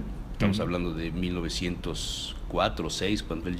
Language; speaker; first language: Spanish; native; Spanish